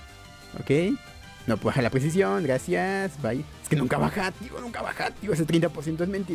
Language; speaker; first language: Spanish; native; Spanish